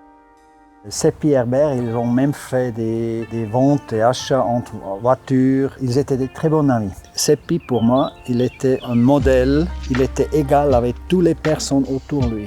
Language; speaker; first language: French; non-native, local second language; German